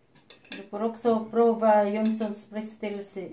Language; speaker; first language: Swedish; non-native, fluent; Filipino